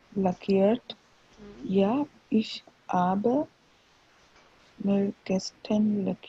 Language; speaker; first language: German; non-native, learner; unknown